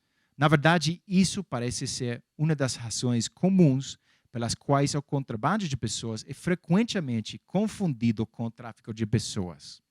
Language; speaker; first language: Portuguese; non-native, fluent; English